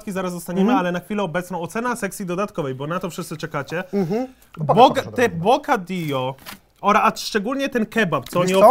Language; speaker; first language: Polish; native; Polish